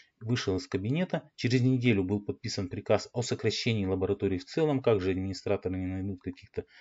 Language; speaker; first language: Russian; native; Russian